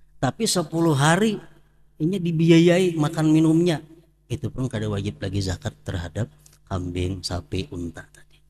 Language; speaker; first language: Indonesian; non-native, local second language; Banjar